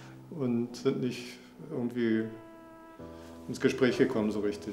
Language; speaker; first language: German; native; German